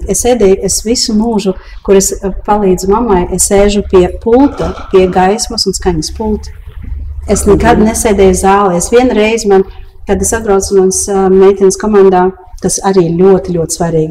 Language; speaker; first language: Latvian; early bilingual, heritage; Latvian